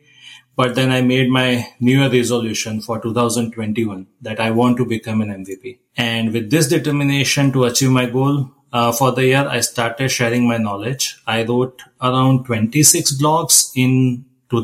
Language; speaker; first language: English; non-native, local second language; Gujarati